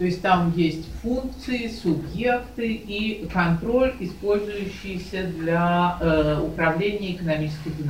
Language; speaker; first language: Russian; native; Russian